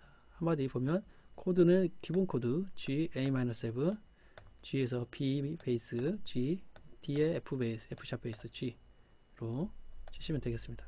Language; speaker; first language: Korean; native; Korean